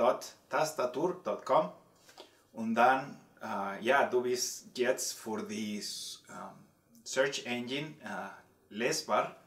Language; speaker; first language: German; non-native, learner; Spanish